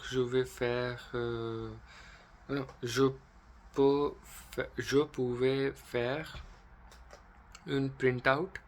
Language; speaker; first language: French; non-native, learner; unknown